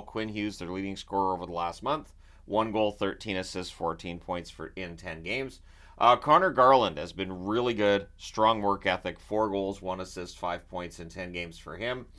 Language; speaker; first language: English; native; English